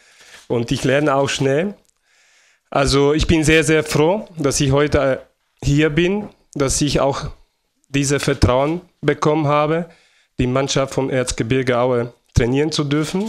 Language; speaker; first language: German; non-native, fluent; Bulgarian